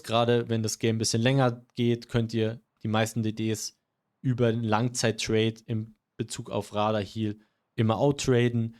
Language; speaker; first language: German; native; German